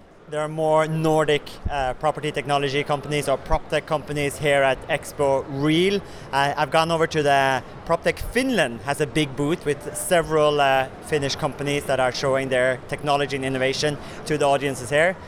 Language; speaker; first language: English; non-native, fluent; Norwegian